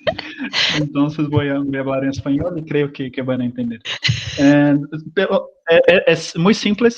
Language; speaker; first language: Spanish; non-native, learner; Portuguese